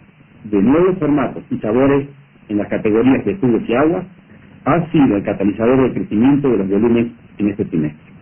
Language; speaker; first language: Spanish; native; Spanish